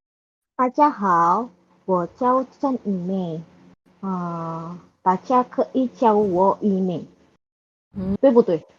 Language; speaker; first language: Chinese; non-native, learner; Indonesian